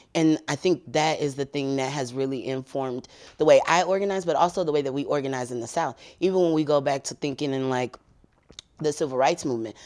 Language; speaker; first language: English; native; English